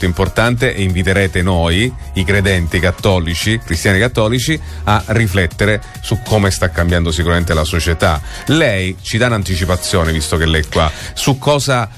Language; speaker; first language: Italian; native; Italian